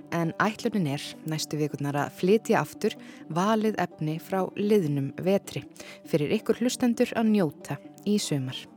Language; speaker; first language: Icelandic; native; Icelandic